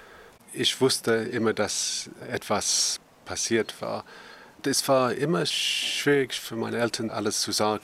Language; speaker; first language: German; non-native, fluent; English